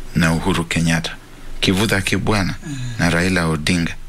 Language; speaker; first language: Swahili; non-native, local second language; Luyia